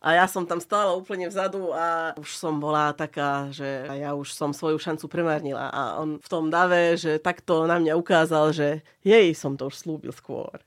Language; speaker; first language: Slovak; non-native, local second language; Hungarian